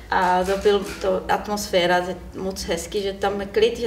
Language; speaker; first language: Czech; non-native, learner; German